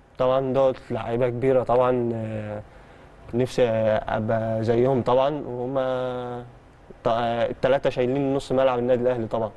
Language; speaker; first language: Egyptian Arabic; early bilingual, heritage; Arabic